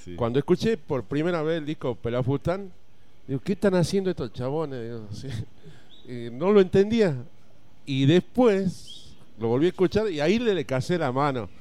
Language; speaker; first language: Spanish; native; Spanish